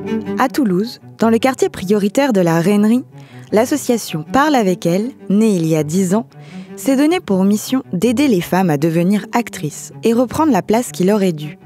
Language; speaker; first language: French; native; French